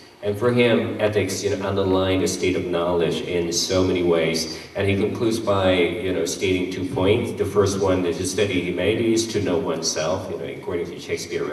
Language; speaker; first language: English; non-native, fluent; Thai